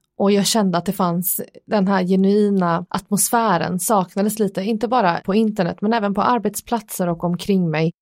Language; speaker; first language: Swedish; early bilingual, other home language; Persian